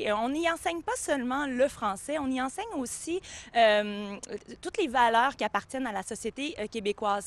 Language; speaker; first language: French; native; French